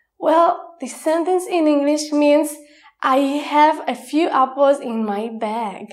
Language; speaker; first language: English; non-native, fluent; Italian